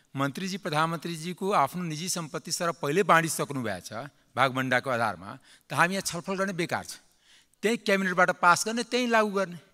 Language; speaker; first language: Nepali; non-native, local second language; Maithili